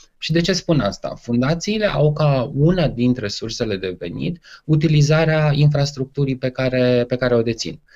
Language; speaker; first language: Romanian; native; Romanian